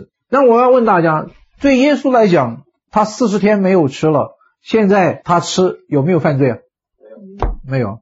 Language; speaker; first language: Chinese; native; Chinese